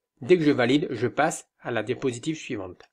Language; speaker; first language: French; native; French